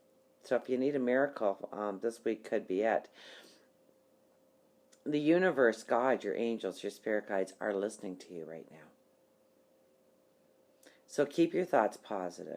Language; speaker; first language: English; native; English